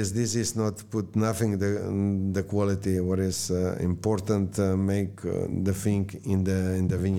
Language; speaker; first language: English; non-native, learner; Slovenian